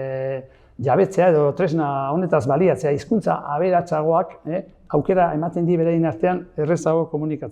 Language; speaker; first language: Basque; native; Basque